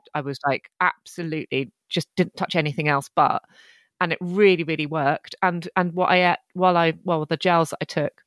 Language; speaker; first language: English; native; English